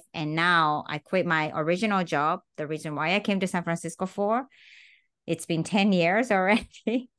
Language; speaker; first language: English; non-native, fluent; Japanese